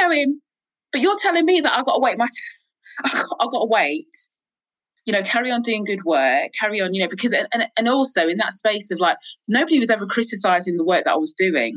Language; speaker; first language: English; native; English